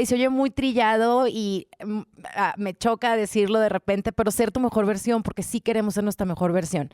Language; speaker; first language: Spanish; native; Spanish